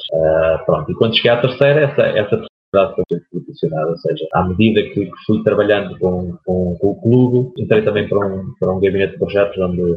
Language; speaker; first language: Portuguese; native; Portuguese